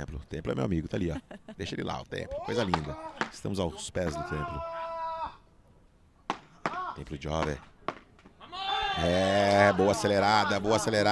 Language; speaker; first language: Portuguese; native; Portuguese